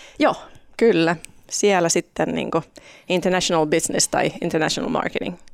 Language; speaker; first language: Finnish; non-native, local second language; Swedish